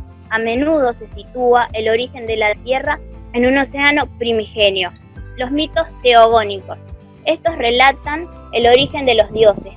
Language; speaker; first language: Spanish; native; Spanish